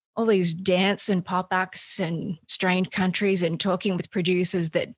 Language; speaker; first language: English; native; English